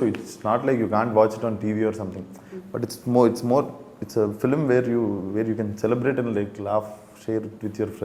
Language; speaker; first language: Telugu; native; Telugu